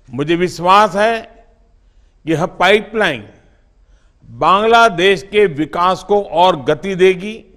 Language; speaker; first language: Hindi; non-native, local second language; Gujarati